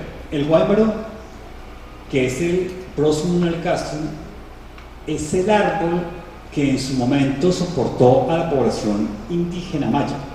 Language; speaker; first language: Spanish; native; Spanish